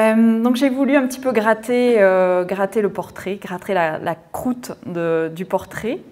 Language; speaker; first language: French; native; French